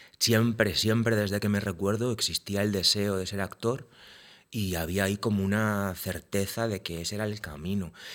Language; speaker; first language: Spanish; native; Spanish